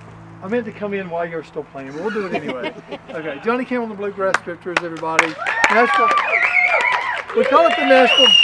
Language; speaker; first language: English; native; English